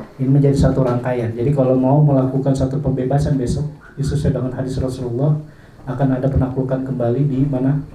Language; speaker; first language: Indonesian; non-native, local second language; Madurese